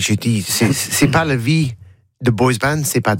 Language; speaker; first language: French; non-native, learner; English